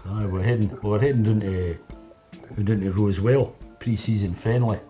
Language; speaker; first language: English; native; English